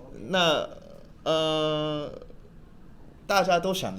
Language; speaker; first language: Chinese; early bilingual, heritage; English